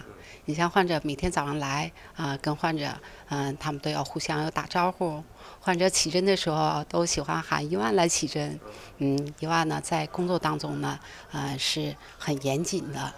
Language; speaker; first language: Chinese; native; Chinese